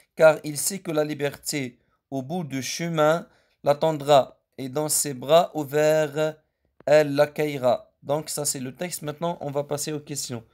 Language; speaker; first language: French; non-native, local second language; Arabic